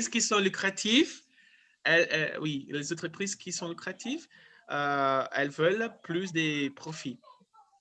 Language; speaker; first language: French; non-native, fluent; Portuguese